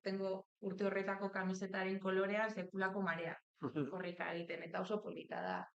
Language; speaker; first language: Basque; native; Basque